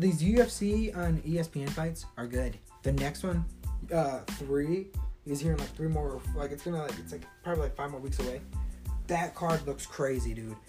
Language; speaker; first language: English; early bilingual, other home language; Spanish